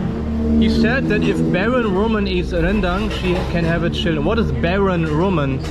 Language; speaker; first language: English; non-native, learner; Indonesian